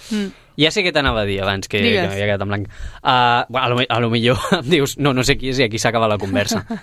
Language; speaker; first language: Catalan; native; Catalan